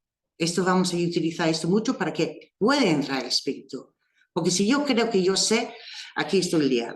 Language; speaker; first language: Spanish; non-native, fluent; English